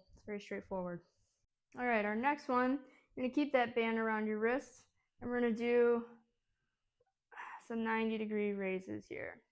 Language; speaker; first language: English; native; English